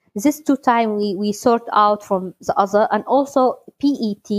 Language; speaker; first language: English; non-native, learner; Kurdish